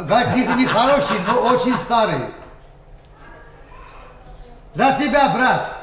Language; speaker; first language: Russian; non-native, local second language; Armenian